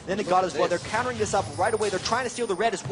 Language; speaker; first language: English; native; English